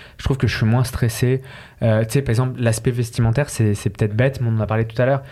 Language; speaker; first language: French; native; French